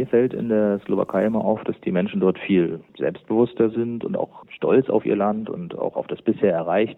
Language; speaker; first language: German; native; German